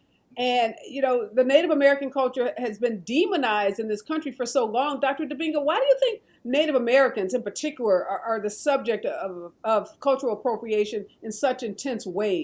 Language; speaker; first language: English; native; English